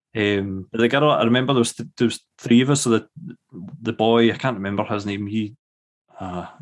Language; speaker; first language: English; native; English